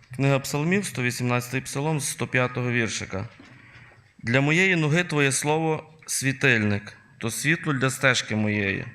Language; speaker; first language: Ukrainian; native; Ukrainian